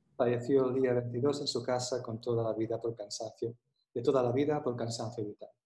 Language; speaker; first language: Spanish; non-native, local second language; Catalan